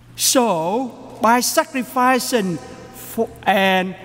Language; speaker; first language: English; non-native, fluent; Vietnamese